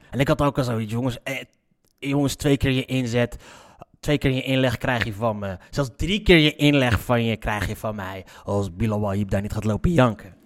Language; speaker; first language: Dutch; early bilingual, other home language; Arabic